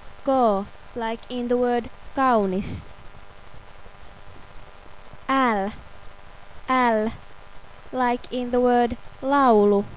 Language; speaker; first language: English; non-native, fluent; Finnish